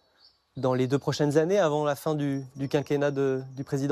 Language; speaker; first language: French; native; French